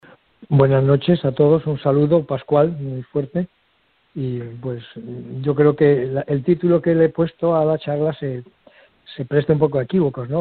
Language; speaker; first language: Spanish; native; Spanish